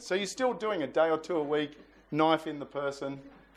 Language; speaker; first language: English; native; English